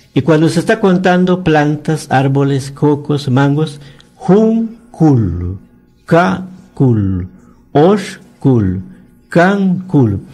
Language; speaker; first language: Spanish; non-native, local second language; Yucateco